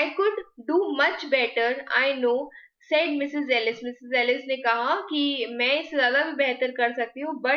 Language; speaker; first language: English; non-native, local second language; Hindi